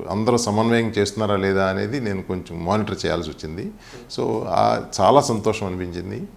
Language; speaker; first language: Telugu; native; Telugu